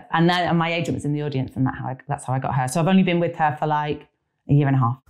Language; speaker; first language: English; native; English